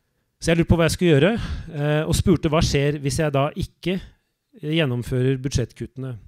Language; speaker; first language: Norwegian; native; Norwegian